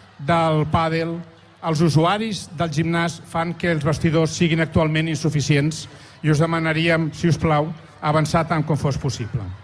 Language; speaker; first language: Catalan; native; Catalan